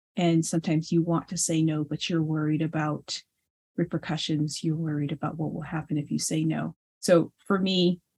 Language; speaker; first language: English; early bilingual, other home language; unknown